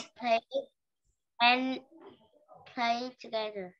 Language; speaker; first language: English; non-native, learner; Vietnamese